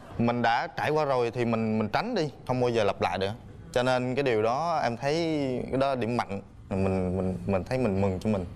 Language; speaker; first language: Vietnamese; native; Vietnamese